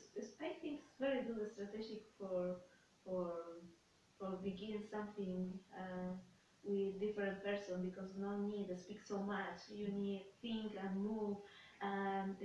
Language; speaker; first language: English; non-native, learner; Spanish